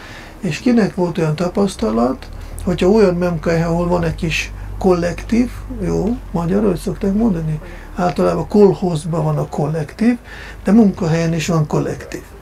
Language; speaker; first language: Hungarian; non-native, fluent; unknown